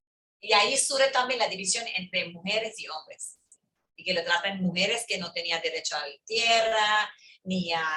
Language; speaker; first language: Spanish; early bilingual, heritage; English